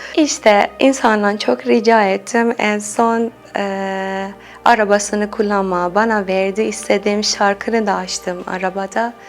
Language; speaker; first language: Turkish; non-native, fluent; Persian